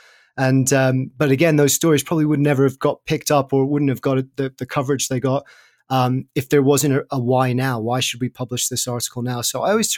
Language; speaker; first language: English; native; English